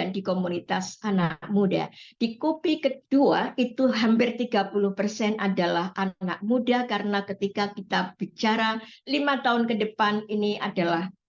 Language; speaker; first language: Indonesian; native; Indonesian